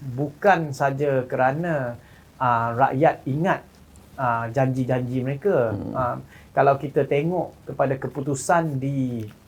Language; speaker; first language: Malay; non-native, local second language; Chinese